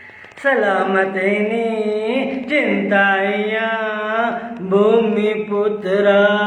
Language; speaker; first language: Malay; non-native, learner; Urdu